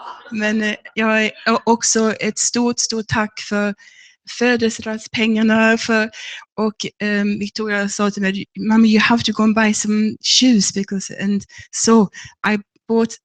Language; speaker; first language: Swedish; non-native, fluent; English